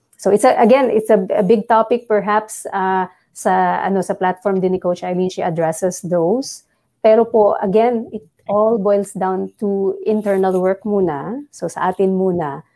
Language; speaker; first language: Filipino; non-native, local second language; Bikol